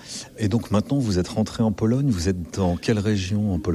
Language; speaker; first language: French; native; French